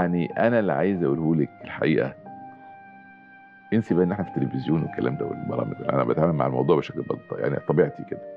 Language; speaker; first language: Arabic; native; Arabic